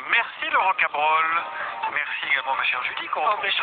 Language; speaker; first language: French; native; French